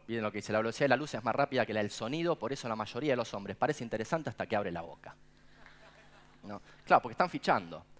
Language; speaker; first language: Spanish; native; Spanish